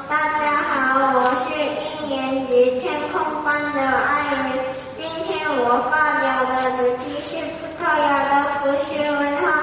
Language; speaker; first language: Chinese; non-native, learner; Korean